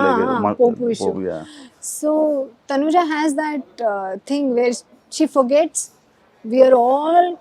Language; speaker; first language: Telugu; non-native, learner; Hindi